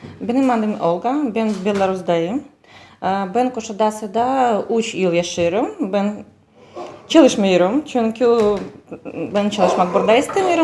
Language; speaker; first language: Turkish; non-native, learner; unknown